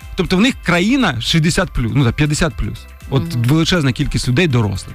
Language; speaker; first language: Ukrainian; native; Ukrainian